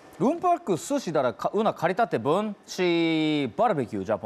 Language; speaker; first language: Romanian; non-native, learner; Japanese